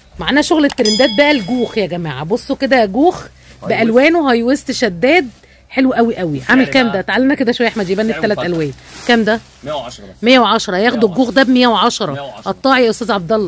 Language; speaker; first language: Arabic; native; Arabic